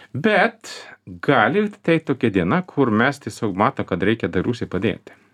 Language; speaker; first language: Lithuanian; non-native, fluent; Swedish